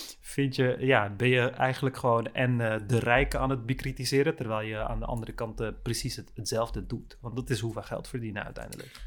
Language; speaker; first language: Dutch; early bilingual, other home language; Turkish